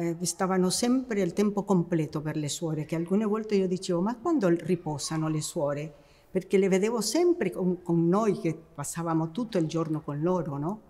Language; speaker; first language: Italian; non-native, fluent; Spanish